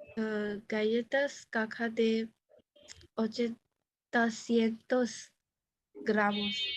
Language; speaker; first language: Spanish; non-native, learner; Bangla